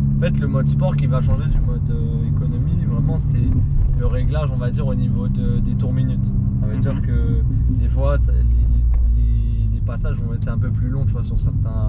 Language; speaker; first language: French; native; French